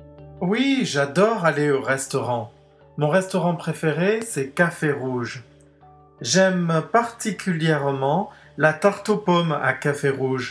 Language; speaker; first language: French; non-native, fluent; English